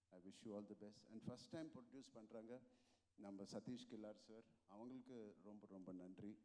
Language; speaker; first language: Tamil; non-native, local second language; Telugu